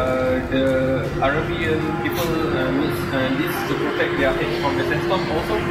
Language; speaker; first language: English; non-native, learner; Malay